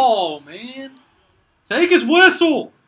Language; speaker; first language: English; native; English